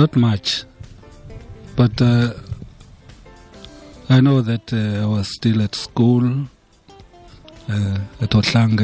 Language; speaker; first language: English; non-native, local second language; Zulu